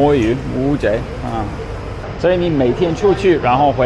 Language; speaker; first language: Chinese; non-native, learner; English